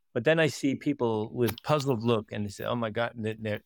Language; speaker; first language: English; early bilingual, other home language; Dutch